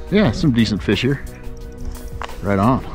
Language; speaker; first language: English; native; English